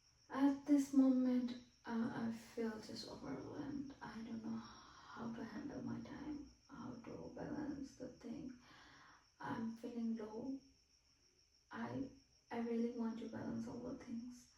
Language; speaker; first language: English; non-native, fluent; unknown